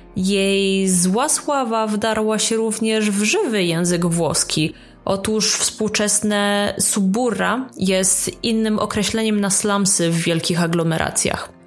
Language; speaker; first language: Polish; early bilingual, heritage; Italian